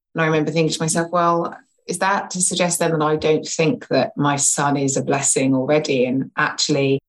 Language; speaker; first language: English; native; English